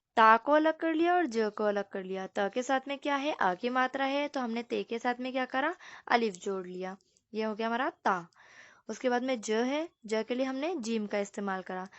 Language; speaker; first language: Hindi; native; Hindi